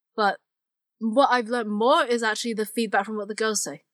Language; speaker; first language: English; non-native, local second language; Cantonese